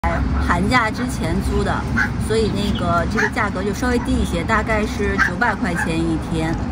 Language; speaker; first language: Chinese; native; Chinese